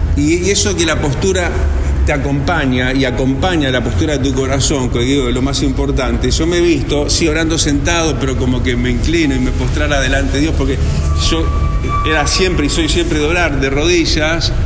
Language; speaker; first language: Spanish; native; Spanish